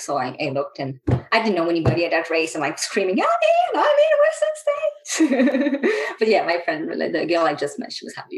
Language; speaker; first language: English; native; English